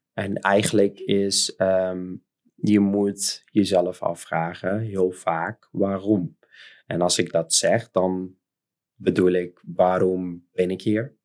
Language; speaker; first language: Dutch; non-native, fluent; Arabic